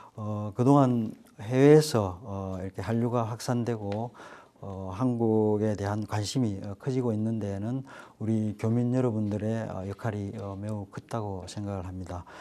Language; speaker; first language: Korean; native; Korean